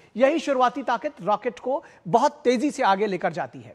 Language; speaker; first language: Hindi; native; Hindi